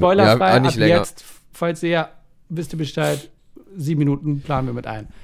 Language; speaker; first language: German; early bilingual, other home language; Persian